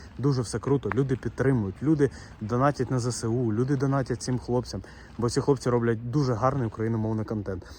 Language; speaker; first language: Ukrainian; non-native, local second language; Russian